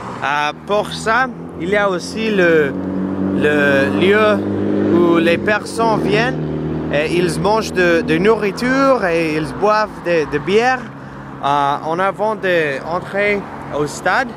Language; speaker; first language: French; non-native, learner; English